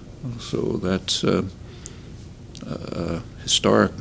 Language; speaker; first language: English; native; English